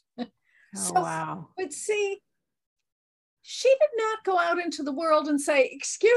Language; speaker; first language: English; native; English